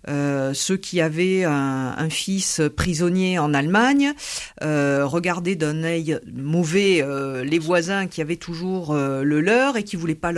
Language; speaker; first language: French; native; French